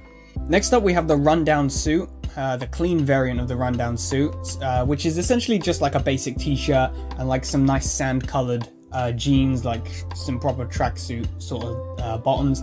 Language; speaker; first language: English; native; English